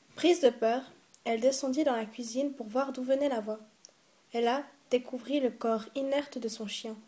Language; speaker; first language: French; native; French